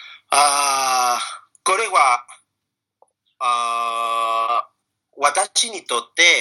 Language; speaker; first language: Japanese; non-native, fluent; Spanish